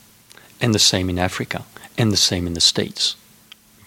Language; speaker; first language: English; non-native, fluent; French